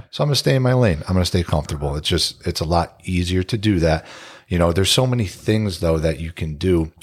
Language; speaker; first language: English; early bilingual, other home language; Italian